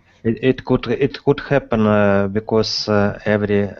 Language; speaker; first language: English; non-native, learner; Russian